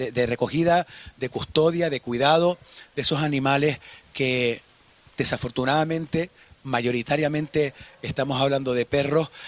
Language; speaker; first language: Spanish; native; Spanish